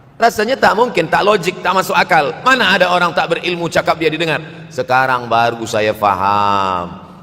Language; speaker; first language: Malay; native; Malay